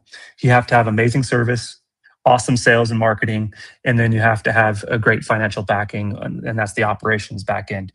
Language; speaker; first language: English; native; English